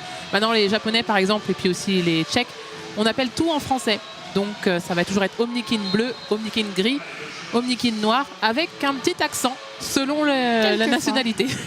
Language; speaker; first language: French; native; French